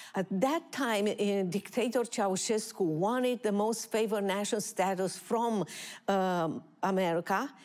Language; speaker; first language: English; non-native, fluent; Romanian